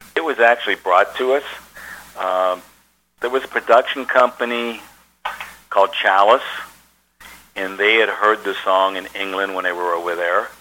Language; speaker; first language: English; native; English